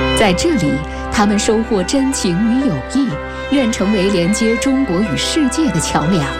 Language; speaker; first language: Chinese; native; Chinese